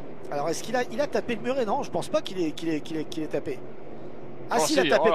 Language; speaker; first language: French; native; French